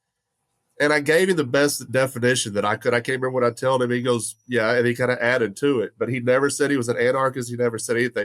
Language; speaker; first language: English; native; English